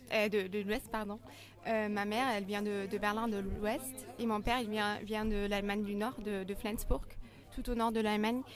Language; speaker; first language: French; non-native, fluent; German